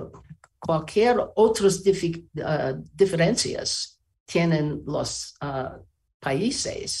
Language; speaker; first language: Spanish; non-native, learner; English